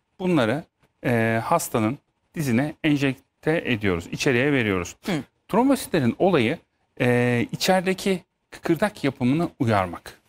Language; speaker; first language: Turkish; native; Turkish